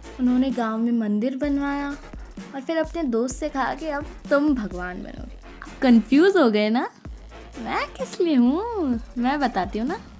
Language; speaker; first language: Hindi; non-native, local second language; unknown